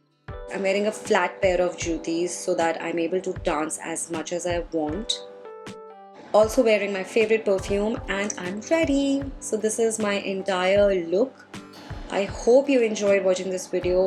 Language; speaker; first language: English; non-native, local second language; Hindi